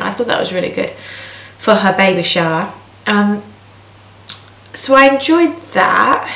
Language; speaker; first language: English; native; English